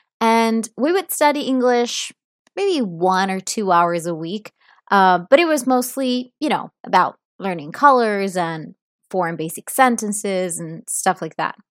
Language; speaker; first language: English; non-native, fluent; Italian